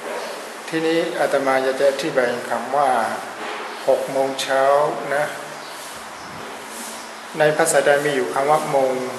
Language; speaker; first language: Thai; non-native, fluent; Burmese